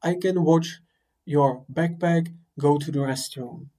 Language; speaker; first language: English; non-native, fluent; Czech